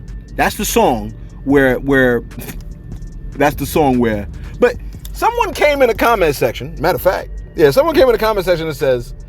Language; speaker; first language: English; native; English